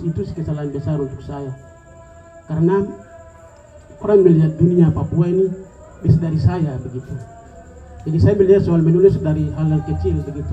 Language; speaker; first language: Indonesian; non-native, local second language; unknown